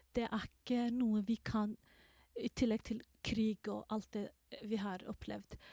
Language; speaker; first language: Norwegian; non-native, fluent; Somali